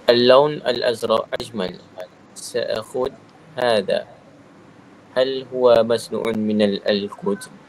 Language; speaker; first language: Arabic; non-native, learner; Malay